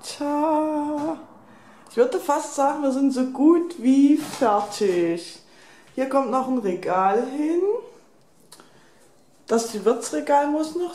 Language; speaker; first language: German; native; German